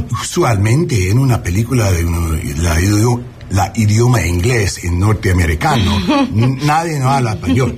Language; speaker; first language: Spanish; early bilingual, heritage; English